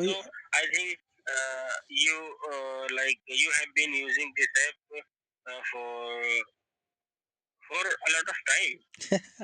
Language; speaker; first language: English; non-native, learner; Hindi